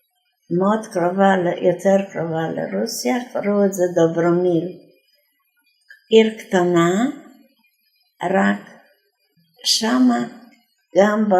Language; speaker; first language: Hebrew; non-native, fluent; Yiddish